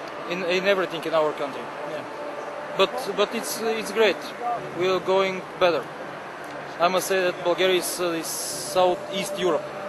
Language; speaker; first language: English; non-native, learner; Bulgarian